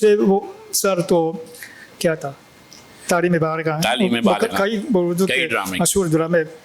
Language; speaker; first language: Hindi; non-native, fluent; Japanese